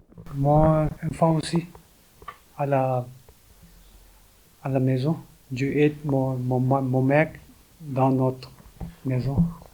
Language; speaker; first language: French; non-native, learner; Tibetan